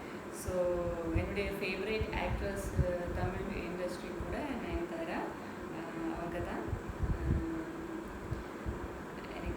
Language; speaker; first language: Tamil; non-native, learner; Malayalam